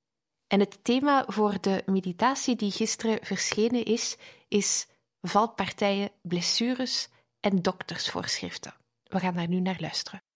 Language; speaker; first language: Dutch; native; Dutch